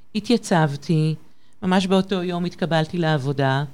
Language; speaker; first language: Hebrew; non-native, fluent; French